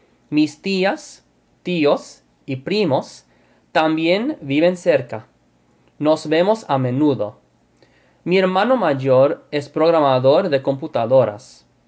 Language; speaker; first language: Spanish; non-native, fluent; English